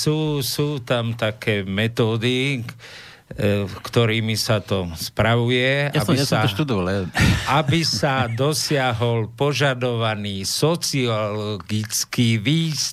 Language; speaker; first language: Slovak; native; Slovak